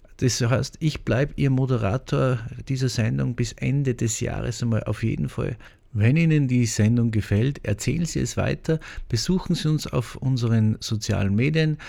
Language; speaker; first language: German; native; German